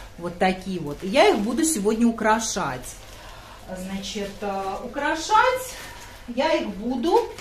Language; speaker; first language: Russian; non-native, local second language; Latvian